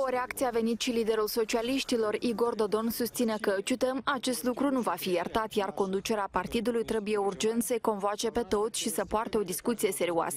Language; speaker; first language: Romanian; native; Romanian